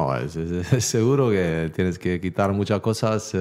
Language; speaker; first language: Spanish; non-native, learner; Bosnian